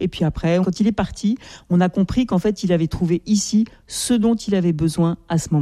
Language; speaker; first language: French; native; French